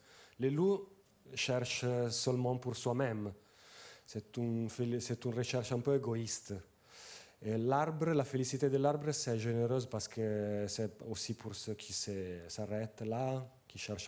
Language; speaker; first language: French; non-native, fluent; Italian